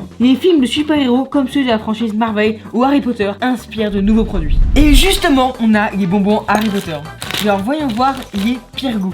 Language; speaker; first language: French; native; French